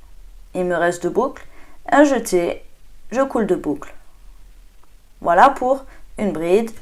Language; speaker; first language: French; native; French